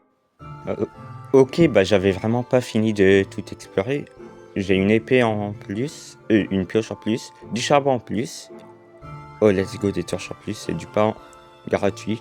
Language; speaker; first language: French; native; French